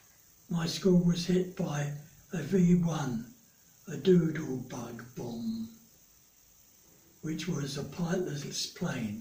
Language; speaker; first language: English; native; English